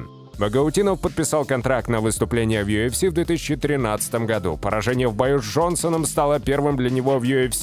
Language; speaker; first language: Russian; native; Russian